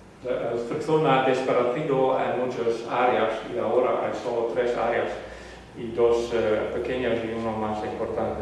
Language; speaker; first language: Spanish; non-native, learner; Western Frisian